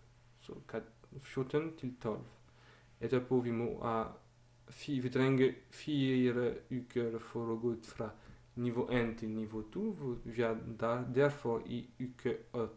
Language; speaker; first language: Norwegian; non-native, learner; Dutch